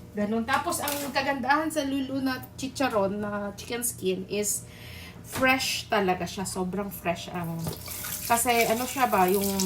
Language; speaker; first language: Filipino; non-native, local second language; Cebuano